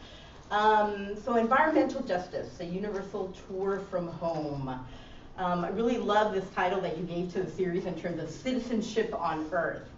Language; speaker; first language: English; early bilingual, other home language; Spanish